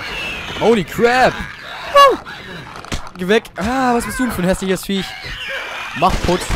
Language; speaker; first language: German; native; German